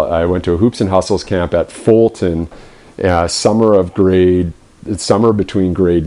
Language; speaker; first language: English; native; English